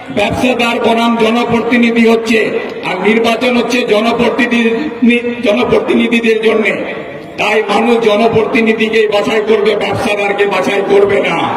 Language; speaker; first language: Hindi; non-native, local second language; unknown